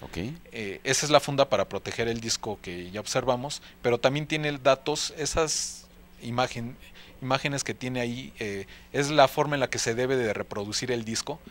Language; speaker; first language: Spanish; native; Spanish